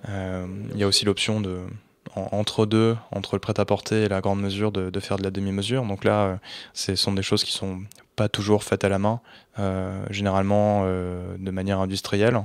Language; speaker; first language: French; native; French